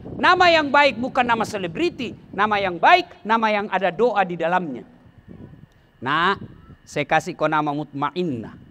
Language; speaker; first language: Indonesian; non-native, local second language; Buginese